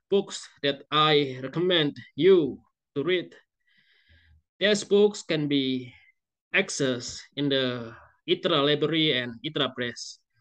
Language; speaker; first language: English; non-native, fluent; Indonesian